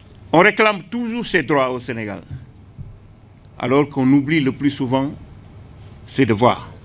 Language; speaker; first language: French; non-native, local second language; Wolof